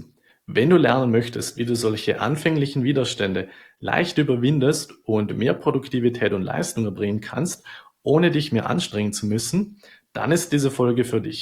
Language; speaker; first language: German; native; German